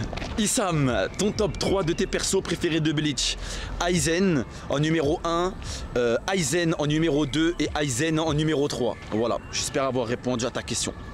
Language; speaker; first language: French; native; French